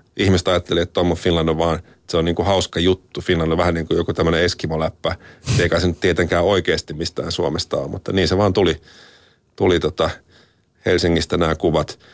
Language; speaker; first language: Finnish; native; Finnish